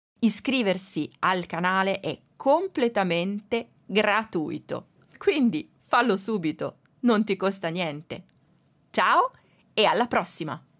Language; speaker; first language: Italian; native; Italian